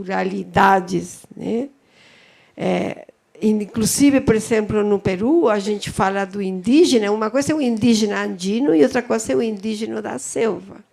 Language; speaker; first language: Portuguese; non-native, fluent; Spanish